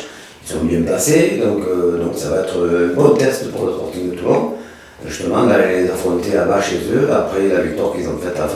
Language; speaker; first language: French; native; French